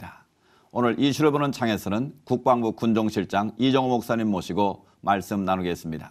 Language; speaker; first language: Korean; native; Korean